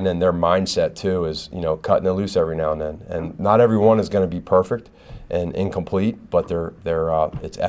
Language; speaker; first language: English; native; English